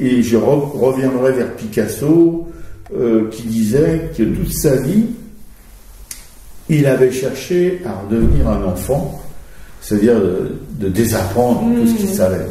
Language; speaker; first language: French; native; French